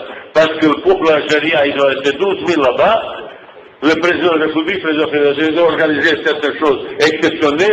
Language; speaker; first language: French; non-native, fluent; Bosnian